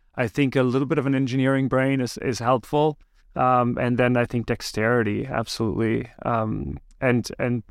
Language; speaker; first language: English; early bilingual, other home language; German